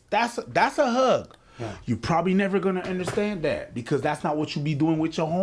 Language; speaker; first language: English; native; English